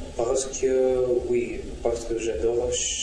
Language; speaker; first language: French; non-native, learner; Russian